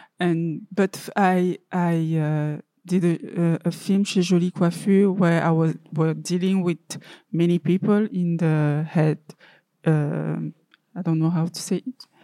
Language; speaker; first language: English; non-native, learner; French